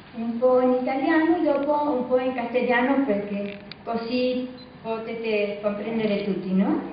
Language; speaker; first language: Italian; early bilingual, heritage; Italian